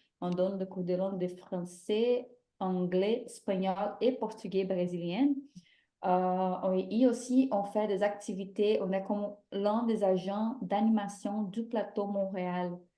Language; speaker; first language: French; non-native, fluent; Portuguese